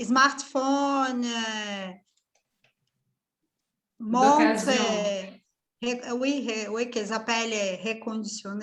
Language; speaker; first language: French; non-native, fluent; Portuguese